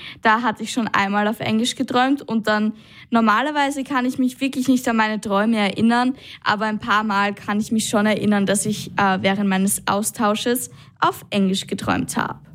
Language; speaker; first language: German; native; German